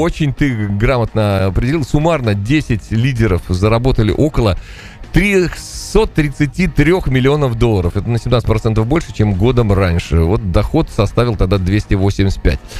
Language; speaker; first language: Russian; native; Russian